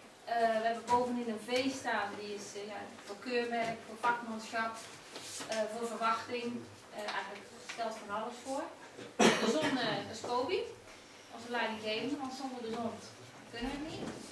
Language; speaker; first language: Dutch; native; Dutch